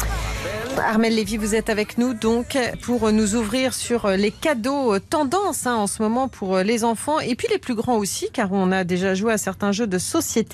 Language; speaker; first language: French; native; French